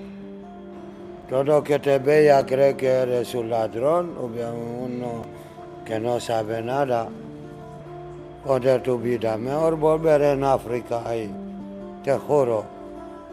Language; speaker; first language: Spanish; non-native, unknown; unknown